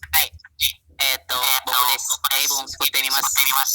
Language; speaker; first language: Japanese; non-native, learner; Indonesian